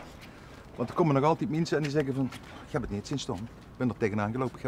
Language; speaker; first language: Dutch; native; Dutch